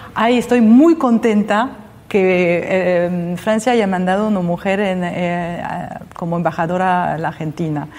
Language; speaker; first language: Spanish; non-native, fluent; French